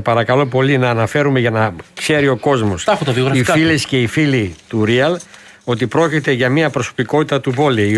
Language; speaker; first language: Greek; native; Greek